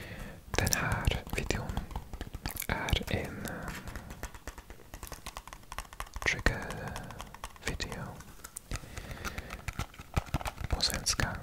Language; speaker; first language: Swedish; non-native, learner; English